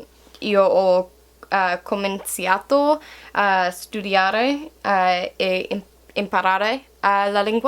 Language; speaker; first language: Italian; non-native, learner; English